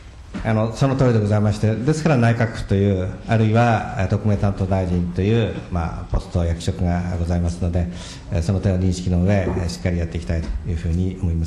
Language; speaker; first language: Japanese; native; Japanese